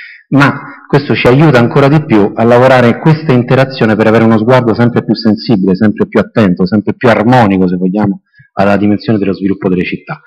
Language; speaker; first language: Italian; native; Italian